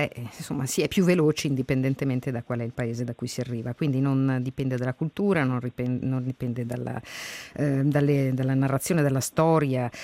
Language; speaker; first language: Italian; native; Italian